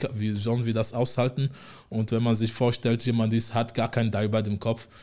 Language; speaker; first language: German; non-native, fluent; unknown